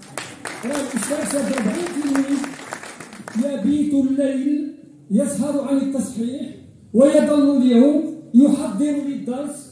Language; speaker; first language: Arabic; native; Arabic